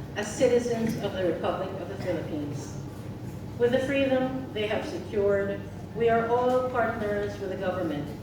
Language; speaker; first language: English; non-native, local second language; Filipino